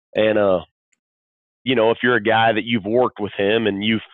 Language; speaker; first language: English; native; English